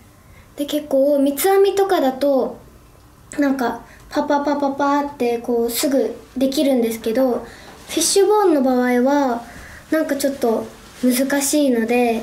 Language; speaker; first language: Japanese; native; Japanese